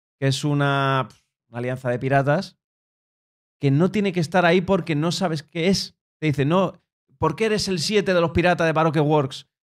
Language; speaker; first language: Spanish; native; Spanish